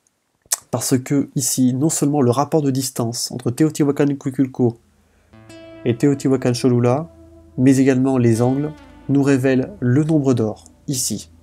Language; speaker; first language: French; native; French